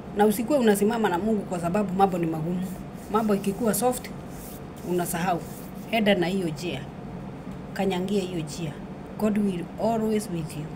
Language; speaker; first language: Swahili; native; Swahili